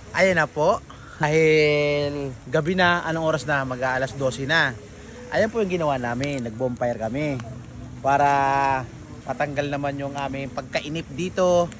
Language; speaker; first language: Filipino; native; Filipino